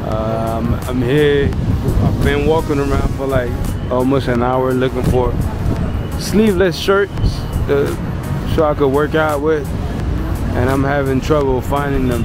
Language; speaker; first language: English; native; English